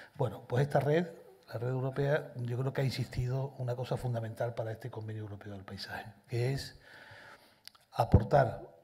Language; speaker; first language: Spanish; native; Spanish